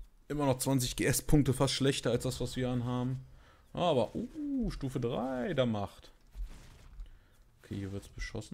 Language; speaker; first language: German; native; German